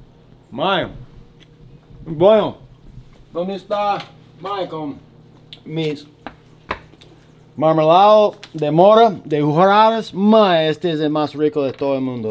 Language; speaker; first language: Spanish; non-native, learner; English